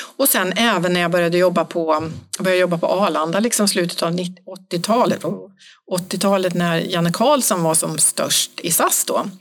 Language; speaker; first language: Swedish; native; Swedish